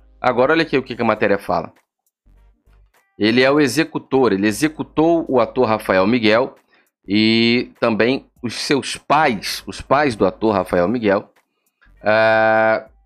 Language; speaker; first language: Portuguese; native; Portuguese